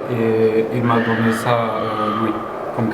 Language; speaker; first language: French; non-native, local second language; Luxembourgish